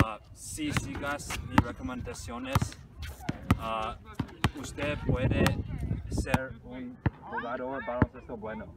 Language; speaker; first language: Spanish; non-native, learner; English